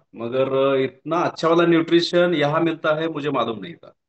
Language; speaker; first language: Hindi; non-native, local second language; Marathi